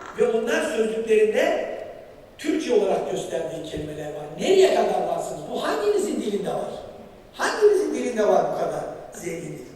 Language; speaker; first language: Turkish; native; Turkish